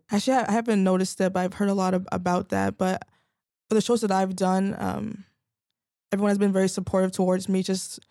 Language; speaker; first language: English; native; English